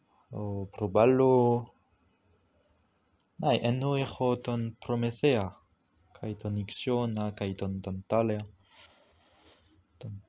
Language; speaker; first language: Greek; non-native, fluent; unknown